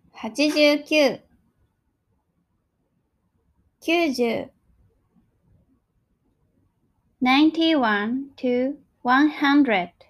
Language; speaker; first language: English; non-native, fluent; Japanese